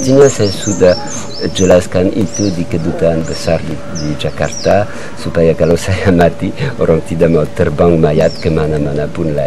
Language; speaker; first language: Indonesian; non-native, learner; French